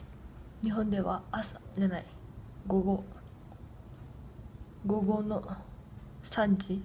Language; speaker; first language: Japanese; early bilingual, other home language; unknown